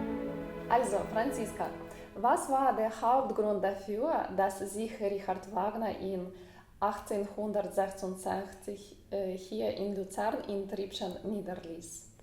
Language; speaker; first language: German; non-native, fluent; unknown